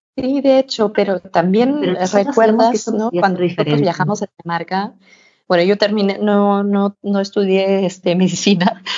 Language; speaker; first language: Spanish; non-native, fluent; Danish